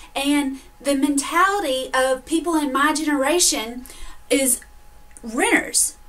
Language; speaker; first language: English; native; English